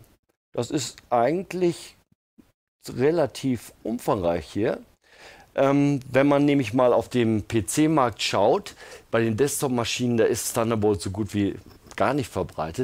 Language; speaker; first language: German; native; German